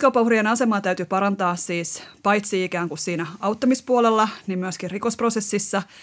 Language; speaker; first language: Finnish; native; Finnish